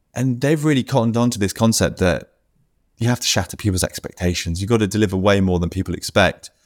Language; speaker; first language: English; native; English